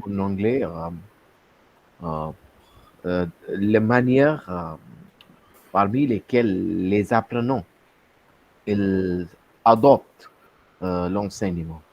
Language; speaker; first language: French; non-native, learner; Hindi